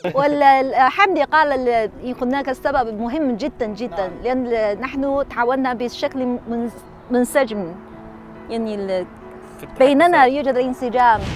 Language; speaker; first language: Arabic; non-native, learner; Chinese